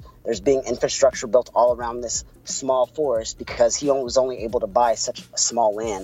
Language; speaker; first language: English; non-native, fluent; Spanish